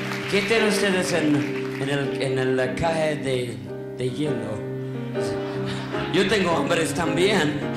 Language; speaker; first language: Spanish; non-native, learner; English